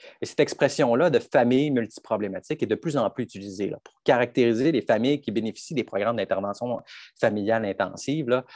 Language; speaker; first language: French; native; French